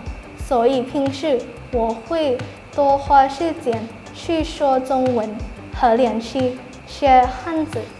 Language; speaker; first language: Chinese; non-native, learner; Thai